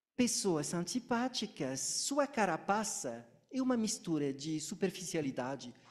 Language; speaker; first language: Portuguese; non-native, fluent; French